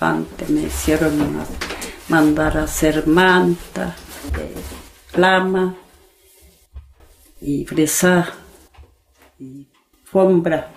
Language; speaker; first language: Spanish; non-native, local second language; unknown